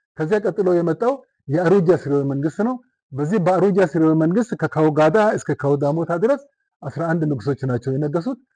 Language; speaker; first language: Amharic; non-native, local second language; Wolaytta